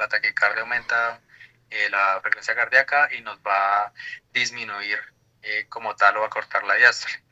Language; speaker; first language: Spanish; native; Spanish